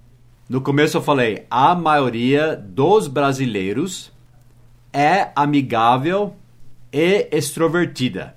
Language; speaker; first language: Portuguese; non-native, fluent; English